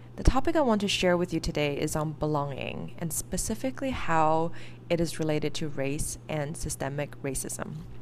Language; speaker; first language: English; early bilingual, other home language; Chinese